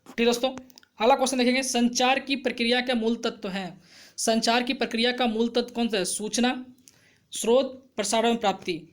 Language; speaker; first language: Hindi; native; Hindi